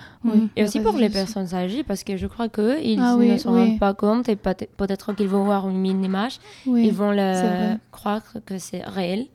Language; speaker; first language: French; non-native, learner; Spanish